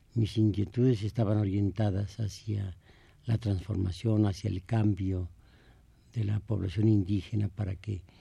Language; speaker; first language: Spanish; native; Spanish